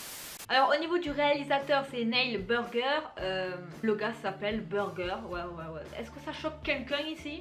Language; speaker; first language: French; native; French